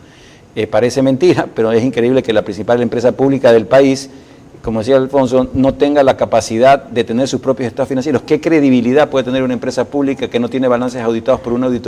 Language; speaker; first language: Spanish; native; Spanish